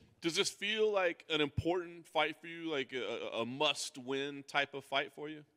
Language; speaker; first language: English; native; English